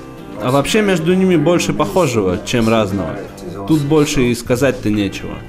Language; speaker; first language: Russian; non-native, local second language; Estonian